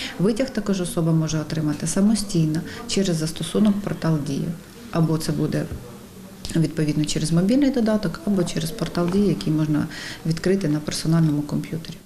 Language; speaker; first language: Ukrainian; native; Ukrainian